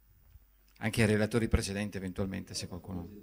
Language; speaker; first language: Italian; native; Italian